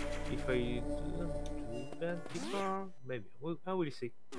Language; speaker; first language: English; non-native, learner; French